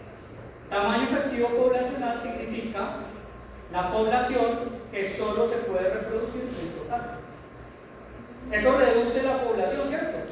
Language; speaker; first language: Spanish; native; Spanish